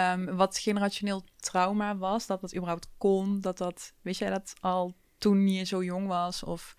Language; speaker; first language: Dutch; early bilingual, other home language; Turkish